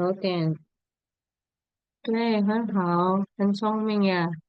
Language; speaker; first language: Chinese; non-native, fluent; Indonesian